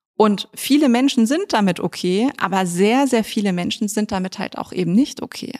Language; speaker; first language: German; native; German